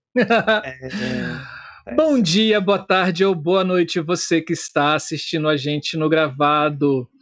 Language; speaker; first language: Portuguese; native; Portuguese